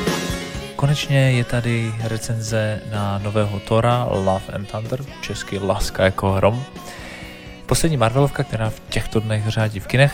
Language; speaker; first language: Czech; native; Czech